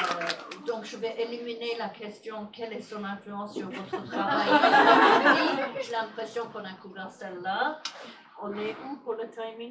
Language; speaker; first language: French; non-native, fluent; English